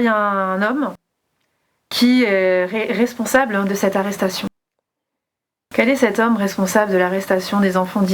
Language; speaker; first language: French; native; French